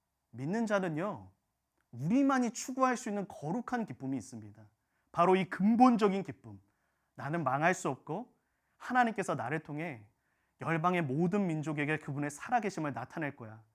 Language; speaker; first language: Korean; native; Korean